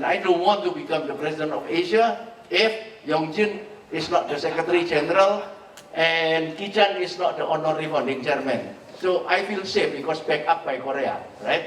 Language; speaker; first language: English; non-native, fluent; Indonesian